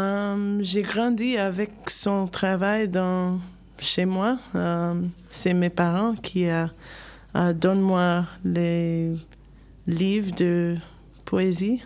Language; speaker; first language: French; non-native, learner; English